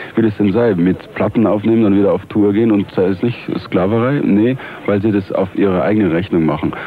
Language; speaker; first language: German; native; German